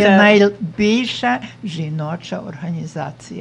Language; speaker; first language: Ukrainian; early bilingual, heritage; Ukrainian